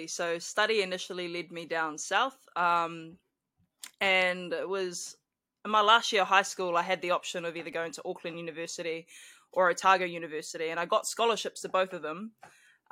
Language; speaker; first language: English; native; English